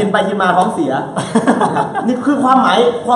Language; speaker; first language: Thai; native; Thai